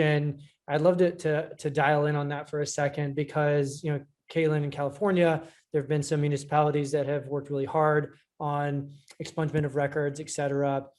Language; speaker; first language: English; native; English